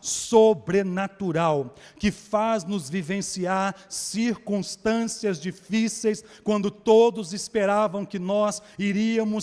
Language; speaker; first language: Portuguese; native; Portuguese